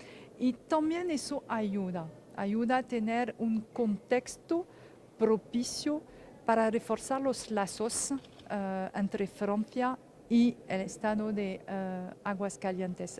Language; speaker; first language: Spanish; non-native, fluent; French